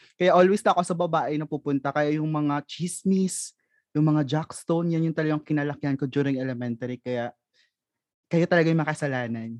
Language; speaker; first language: Filipino; non-native, local second language; Hiligaynon